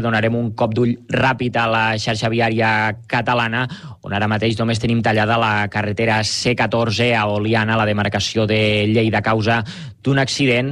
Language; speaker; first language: Catalan; native; Catalan